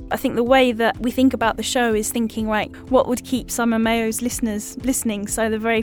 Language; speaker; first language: English; native; English